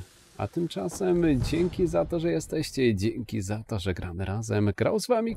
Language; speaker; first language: Polish; native; Polish